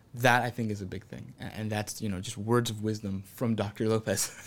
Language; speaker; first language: English; native; English